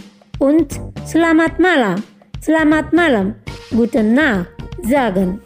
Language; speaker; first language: German; non-native, fluent; Indonesian